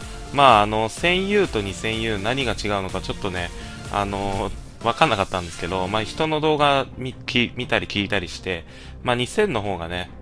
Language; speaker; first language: Japanese; native; Japanese